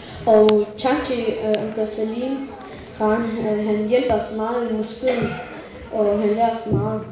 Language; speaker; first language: Danish; early bilingual, other home language; Urdu